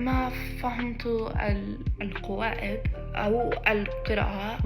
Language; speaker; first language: Arabic; non-native, learner; English